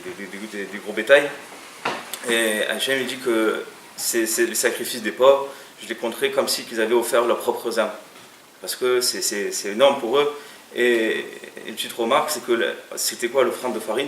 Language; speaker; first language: French; native; French